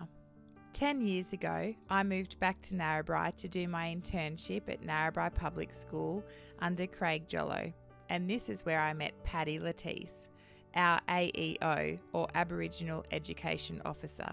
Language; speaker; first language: English; native; English